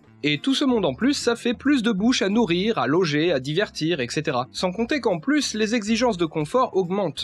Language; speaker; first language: French; native; French